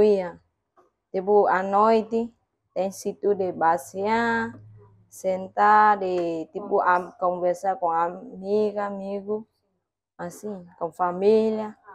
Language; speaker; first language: Portuguese; non-native, learner; Vietnamese